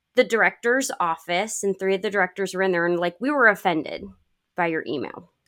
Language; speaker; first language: English; native; English